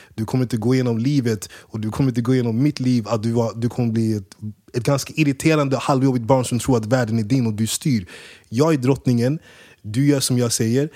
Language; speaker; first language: Swedish; early bilingual, other home language; English